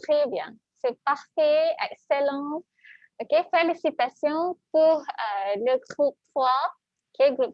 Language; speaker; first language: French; non-native, fluent; Malay